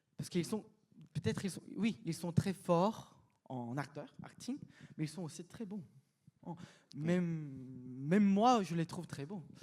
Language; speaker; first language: French; non-native, fluent; Korean